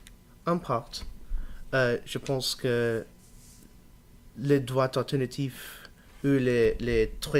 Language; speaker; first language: French; non-native, learner; English